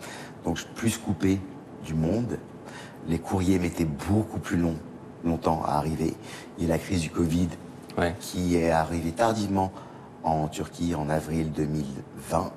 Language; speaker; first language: French; native; French